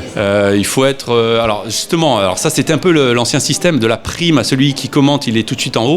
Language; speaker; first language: French; native; French